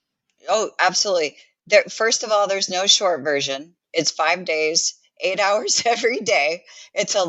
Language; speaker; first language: English; native; English